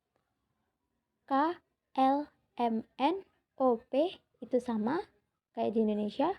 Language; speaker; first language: Indonesian; native; Indonesian